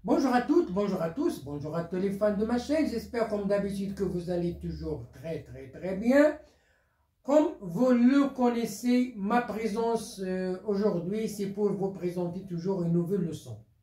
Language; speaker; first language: French; non-native, local second language; Arabic